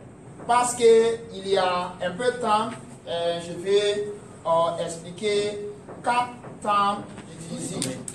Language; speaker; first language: French; non-native, learner; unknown